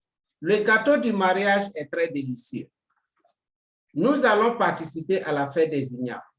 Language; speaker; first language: French; non-native, fluent; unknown